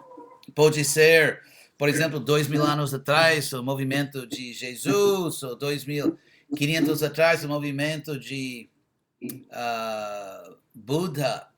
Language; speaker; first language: Portuguese; non-native, fluent; English